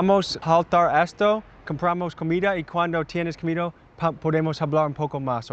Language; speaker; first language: Spanish; non-native, learner; English